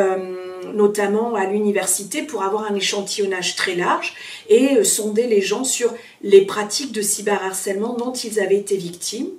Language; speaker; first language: French; native; French